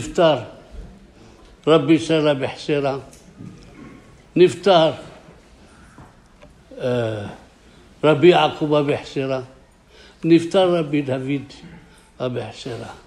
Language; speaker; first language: Hebrew; non-native, fluent; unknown